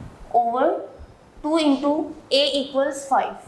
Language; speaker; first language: English; non-native, local second language; Urdu